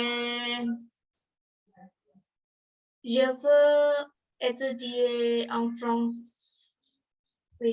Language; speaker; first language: French; non-native, learner; Indonesian